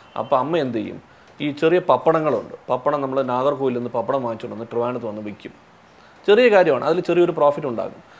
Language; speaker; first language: Malayalam; non-native, local second language; Tamil